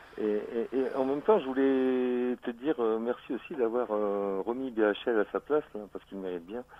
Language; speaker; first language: French; native; French